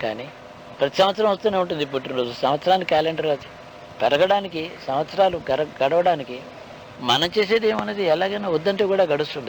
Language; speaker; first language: Telugu; native; Telugu